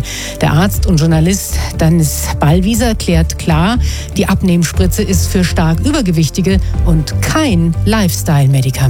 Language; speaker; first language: German; native; German